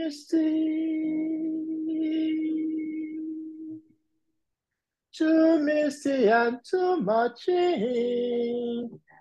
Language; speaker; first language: English; non-native, local second language; Igbo